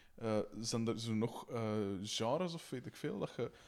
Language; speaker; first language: Dutch; native; Dutch